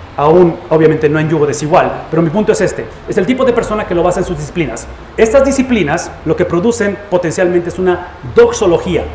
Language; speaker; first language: Spanish; native; Spanish